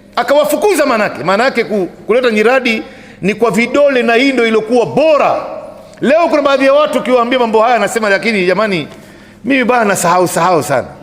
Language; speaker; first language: Swahili; native; Swahili